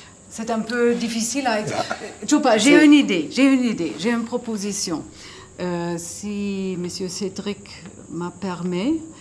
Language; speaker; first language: French; non-native, learner; German